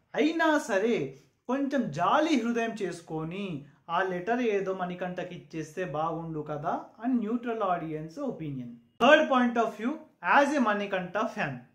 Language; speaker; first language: Telugu; non-native, local second language; Urdu